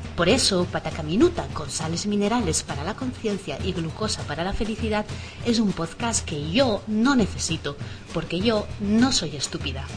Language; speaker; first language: Spanish; native; Spanish